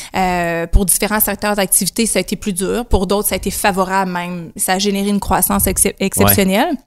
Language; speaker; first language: French; native; French